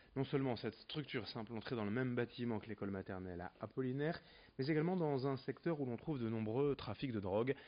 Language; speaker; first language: French; native; French